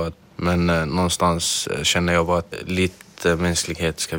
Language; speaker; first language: Swedish; non-native, fluent; Arabic